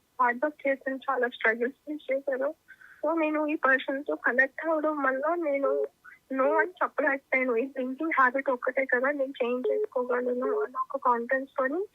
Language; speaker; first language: Telugu; native; Telugu